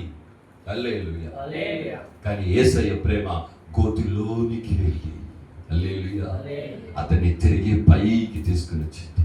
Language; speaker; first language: Telugu; native; Telugu